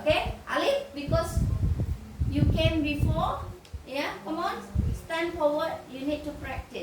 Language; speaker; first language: English; non-native, fluent; Indonesian